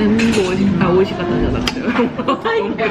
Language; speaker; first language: Japanese; non-native, fluent; Korean